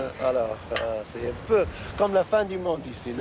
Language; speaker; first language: French; non-native, learner; English